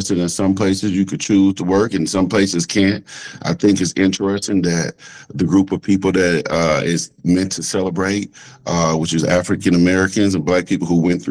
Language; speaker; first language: English; native; English